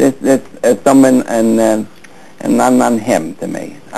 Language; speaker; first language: Swedish; early bilingual, heritage; Swedish